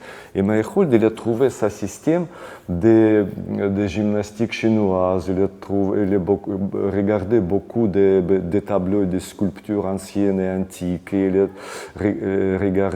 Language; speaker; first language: French; non-native, fluent; Russian